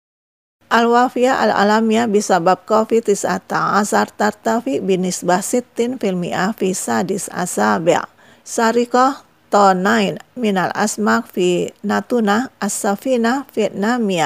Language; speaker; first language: Arabic; non-native, fluent; Indonesian